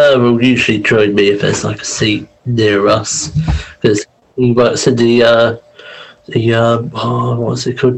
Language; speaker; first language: English; native; English